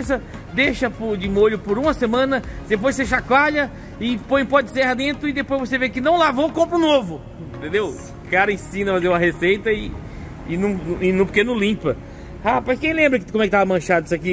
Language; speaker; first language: Portuguese; native; Portuguese